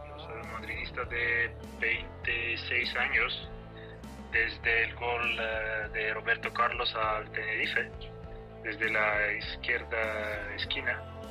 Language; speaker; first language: Spanish; non-native, fluent; Russian